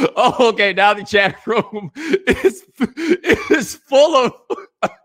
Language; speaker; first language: English; native; English